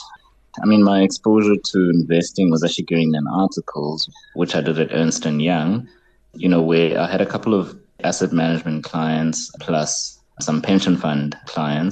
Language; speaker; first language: English; non-native, local second language; Xhosa